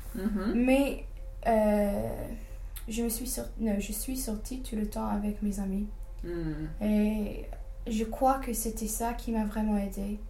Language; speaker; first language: French; non-native, fluent; English